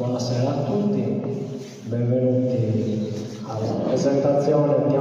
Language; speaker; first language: Italian; native; Italian